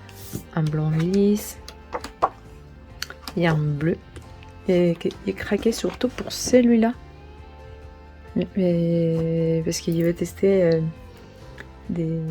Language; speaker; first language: French; non-native, learner; Spanish